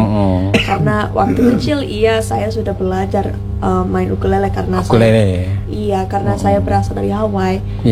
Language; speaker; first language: Indonesian; non-native, learner; English